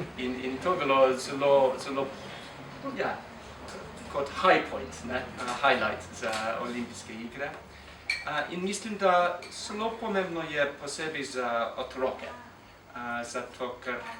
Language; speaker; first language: Slovenian; non-native, fluent; English